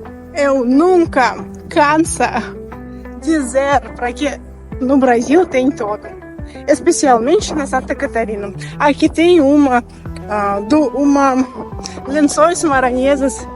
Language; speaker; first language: Portuguese; non-native, learner; Russian